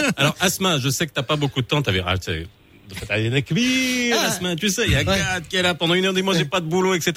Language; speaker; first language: French; non-native, local second language; Arabic